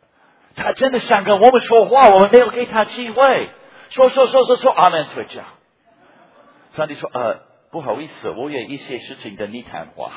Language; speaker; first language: Chinese; non-native, fluent; English